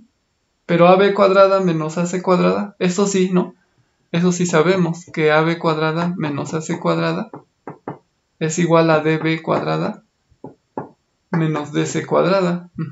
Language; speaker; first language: Spanish; native; Spanish